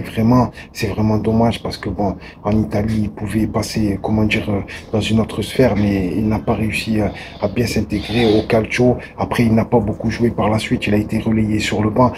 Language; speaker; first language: French; native; French